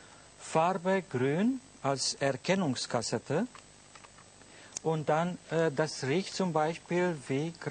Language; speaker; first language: German; non-native, fluent; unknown